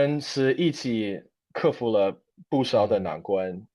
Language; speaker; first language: Chinese; non-native, fluent; English